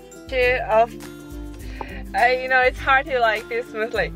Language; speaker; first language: English; non-native, learner; Chinese